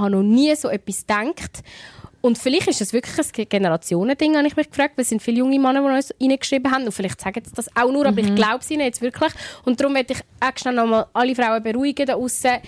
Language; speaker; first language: German; native; German